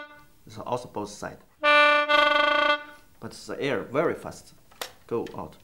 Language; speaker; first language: English; non-native, learner; Chinese